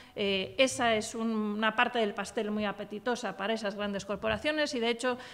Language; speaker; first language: Spanish; native; Spanish